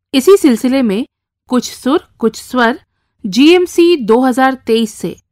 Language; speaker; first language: Hindi; native; Hindi